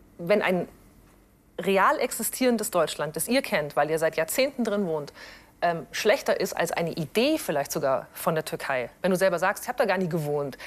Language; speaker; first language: German; native; German